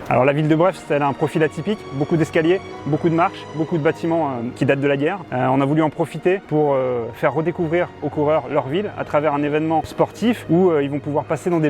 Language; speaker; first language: French; native; French